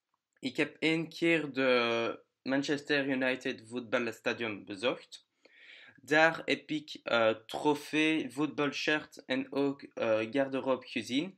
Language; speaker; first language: Dutch; non-native, learner; French